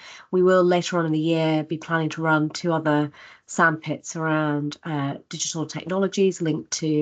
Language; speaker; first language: English; native; English